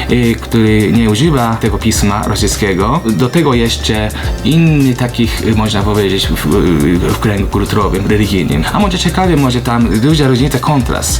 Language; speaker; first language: Polish; non-native, fluent; Japanese